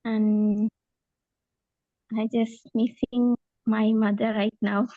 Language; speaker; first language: English; non-native, learner; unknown